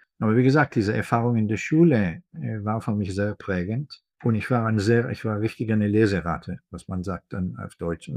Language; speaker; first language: German; non-native, fluent; Hebrew